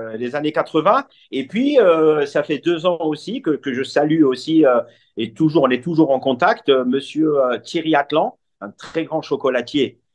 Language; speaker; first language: French; non-native, local second language; Arabic